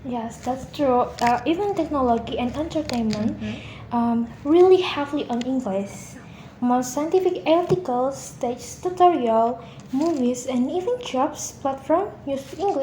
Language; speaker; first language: English; non-native, learner; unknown